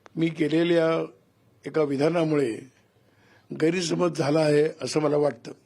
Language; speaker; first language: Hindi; non-native, local second language; Marathi